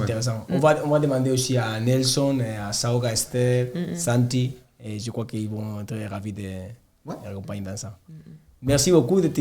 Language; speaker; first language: French; non-native, learner; Spanish